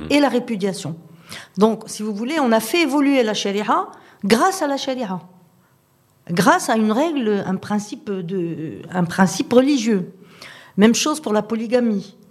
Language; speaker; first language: French; non-native, local second language; Arabic